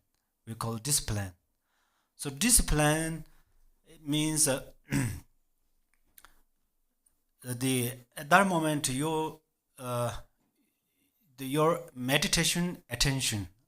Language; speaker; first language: English; non-native, learner; Tibetan